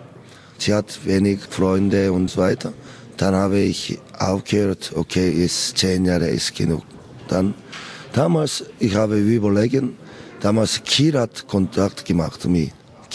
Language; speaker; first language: German; non-native, learner; Korean